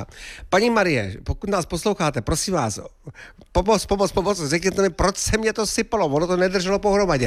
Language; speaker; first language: Czech; native; Czech